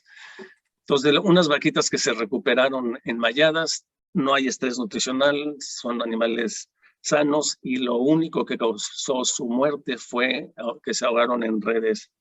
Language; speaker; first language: Spanish; native; Spanish